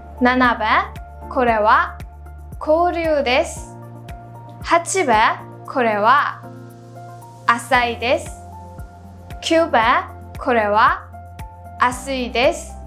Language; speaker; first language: Japanese; non-native, fluent; Burmese